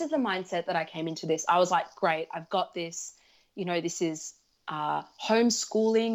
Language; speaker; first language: English; early bilingual, other home language; Russian